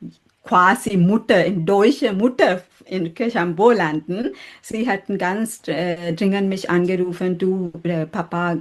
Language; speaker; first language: German; non-native, fluent; Sinhala